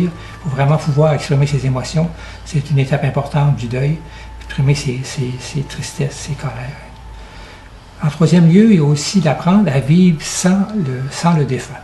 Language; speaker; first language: French; native; French